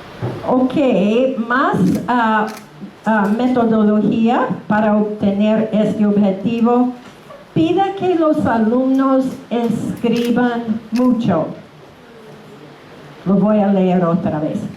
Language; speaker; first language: Spanish; non-native, fluent; English